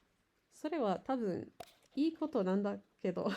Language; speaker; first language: Japanese; non-native, learner; English